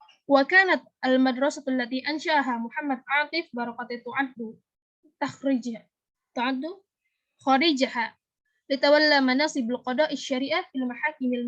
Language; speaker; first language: Arabic; non-native, learner; Indonesian